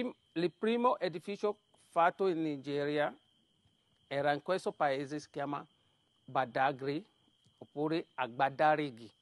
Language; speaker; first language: Italian; non-native, learner; Yoruba